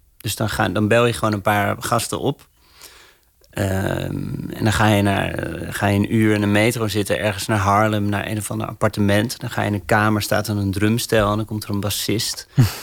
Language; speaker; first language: Dutch; native; Dutch